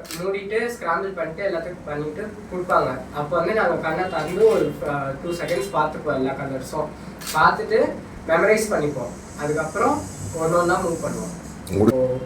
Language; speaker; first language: Tamil; native; Tamil